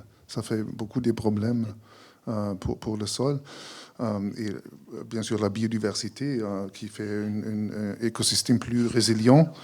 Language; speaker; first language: French; non-native, fluent; German